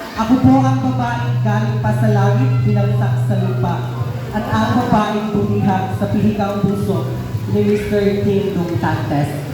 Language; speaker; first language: Filipino; non-native, local second language; Cebuano